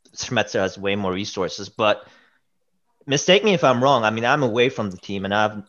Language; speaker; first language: English; early bilingual, other home language; German